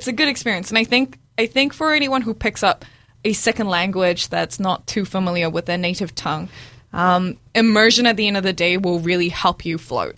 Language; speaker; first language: English; native; English